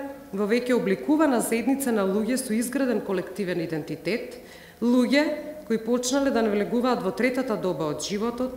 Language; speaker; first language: Macedonian; native; Macedonian